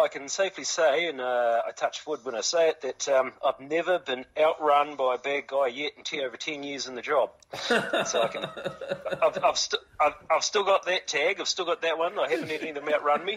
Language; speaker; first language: English; native; English